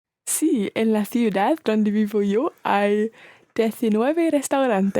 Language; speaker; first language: Spanish; non-native, learner; English